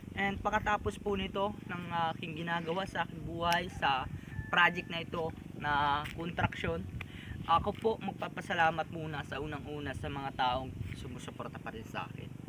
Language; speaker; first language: Filipino; non-native, local second language; Bikol